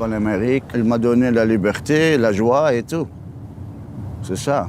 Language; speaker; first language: French; non-native, local second language; Arabic